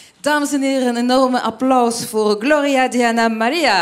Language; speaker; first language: Dutch; non-native, fluent; French